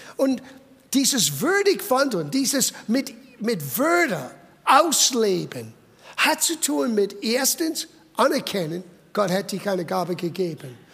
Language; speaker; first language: German; non-native, fluent; English